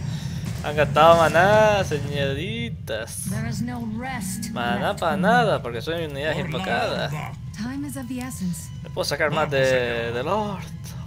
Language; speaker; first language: Spanish; native; Spanish